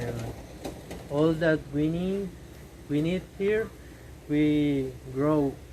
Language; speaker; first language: English; non-native, learner; Spanish